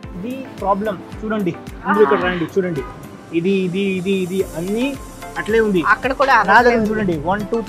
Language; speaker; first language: Telugu; non-native, learner; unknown